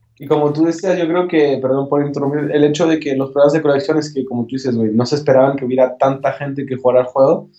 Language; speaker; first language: Spanish; non-native, fluent; French